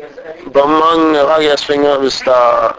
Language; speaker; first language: Danish; non-native, fluent; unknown